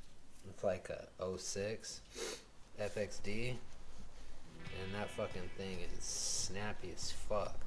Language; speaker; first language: English; native; English